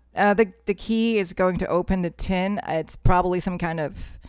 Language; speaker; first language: English; non-native, local second language; Cantonese